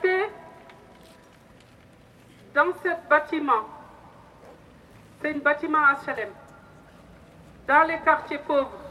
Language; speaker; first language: French; non-native, local second language; Wolof